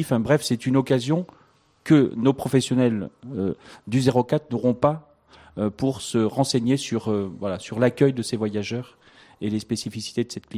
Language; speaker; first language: French; native; French